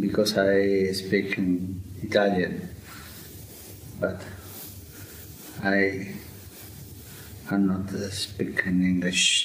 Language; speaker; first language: English; non-native, learner; Italian